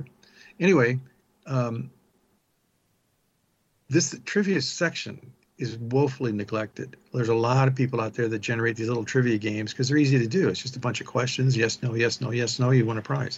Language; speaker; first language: English; native; English